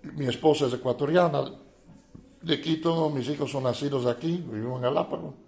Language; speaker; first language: Spanish; non-native, fluent; Dutch